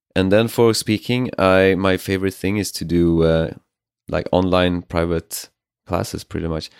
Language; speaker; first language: English; non-native, fluent; Swedish